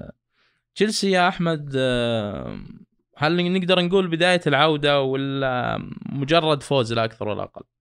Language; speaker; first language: Arabic; native; Arabic